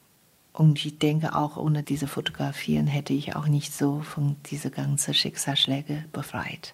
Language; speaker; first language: German; non-native, fluent; Chinese